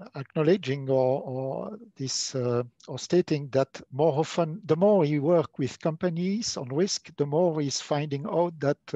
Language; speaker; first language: English; non-native, fluent; French